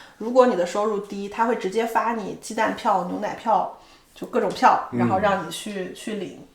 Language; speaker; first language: Chinese; native; Chinese